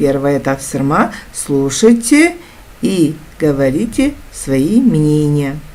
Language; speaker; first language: Russian; non-native, local second language; Kazakh